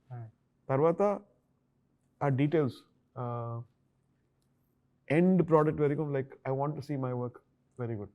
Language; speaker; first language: Telugu; non-native, learner; Tamil